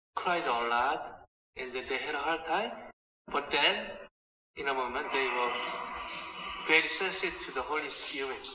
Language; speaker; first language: English; non-native, fluent; Korean